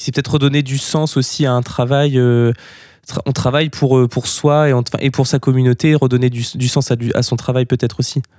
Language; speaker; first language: French; native; French